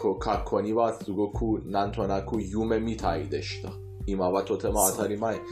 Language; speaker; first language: Japanese; non-native, fluent; Persian